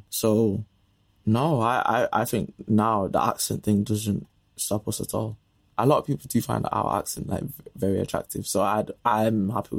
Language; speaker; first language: English; native; English